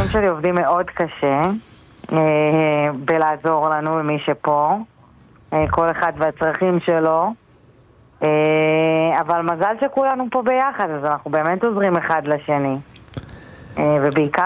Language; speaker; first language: Hebrew; native; Hebrew